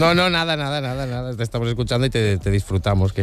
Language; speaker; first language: Spanish; native; Spanish